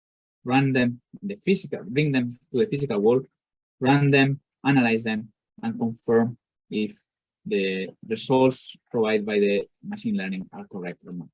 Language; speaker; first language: English; non-native, fluent; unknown